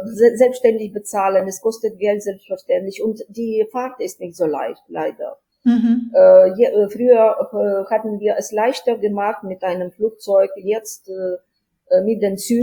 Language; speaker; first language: German; non-native, fluent; Ukrainian